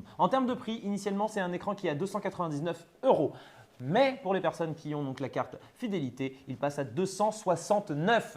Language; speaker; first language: French; native; French